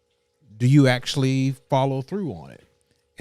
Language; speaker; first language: English; native; English